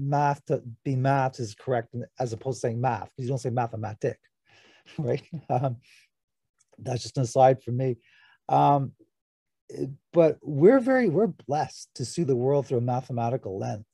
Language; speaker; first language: English; native; English